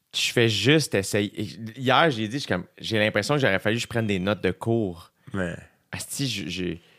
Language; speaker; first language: French; native; French